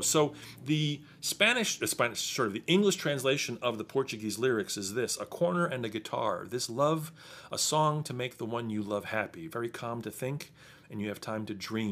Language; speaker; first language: English; native; English